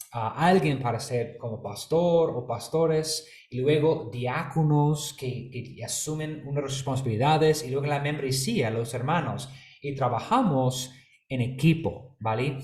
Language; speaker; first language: Spanish; non-native, fluent; English